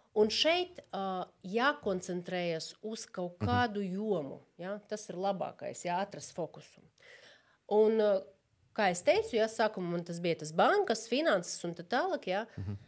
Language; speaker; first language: Latvian; non-native, local second language; Russian